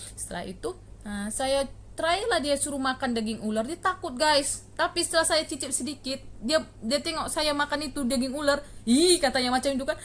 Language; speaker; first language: Indonesian; native; Indonesian